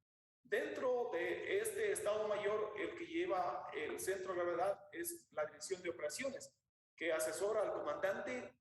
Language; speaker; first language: Spanish; native; Spanish